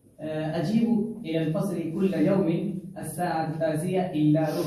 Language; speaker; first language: Arabic; non-native, learner; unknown